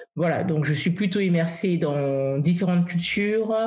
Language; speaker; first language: French; early bilingual, heritage; English